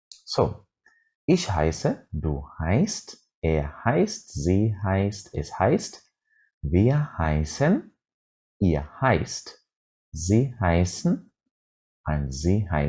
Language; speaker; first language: German; non-native, fluent; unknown